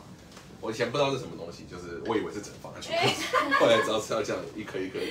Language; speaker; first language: Chinese; native; Chinese